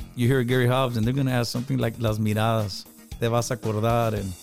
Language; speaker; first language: English; early bilingual, other home language; Spanish